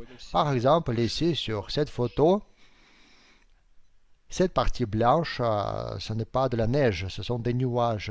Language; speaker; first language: French; non-native, fluent; Russian